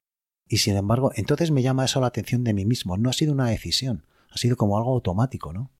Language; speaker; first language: Spanish; native; Spanish